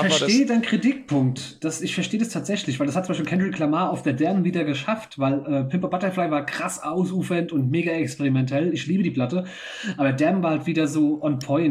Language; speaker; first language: German; native; German